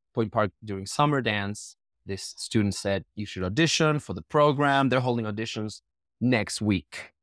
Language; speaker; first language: English; non-native, fluent; Spanish